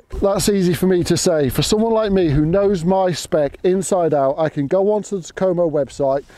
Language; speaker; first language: English; native; English